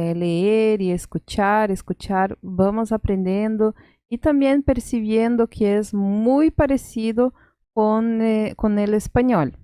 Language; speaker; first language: Spanish; non-native, fluent; Portuguese